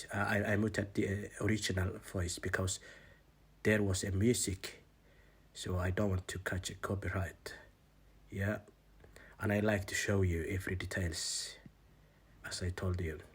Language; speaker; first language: English; non-native, fluent; Somali